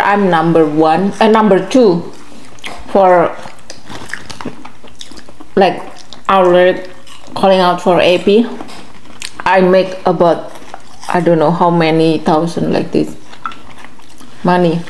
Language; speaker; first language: English; non-native, learner; Javanese